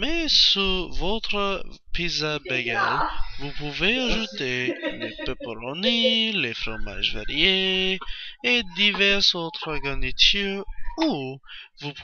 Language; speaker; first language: French; non-native, learner; English